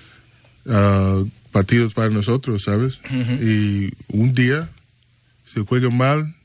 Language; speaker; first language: Spanish; non-native, learner; English